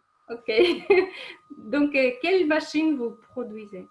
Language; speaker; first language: French; non-native, fluent; Russian